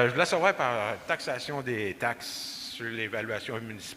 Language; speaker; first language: French; native; French